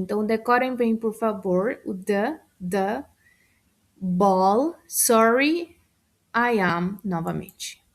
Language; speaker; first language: Portuguese; non-native, fluent; Spanish